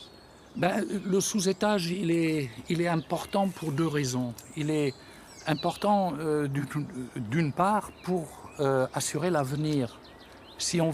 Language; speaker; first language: French; native; French